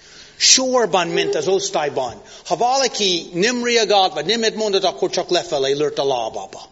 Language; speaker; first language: Hungarian; non-native, fluent; English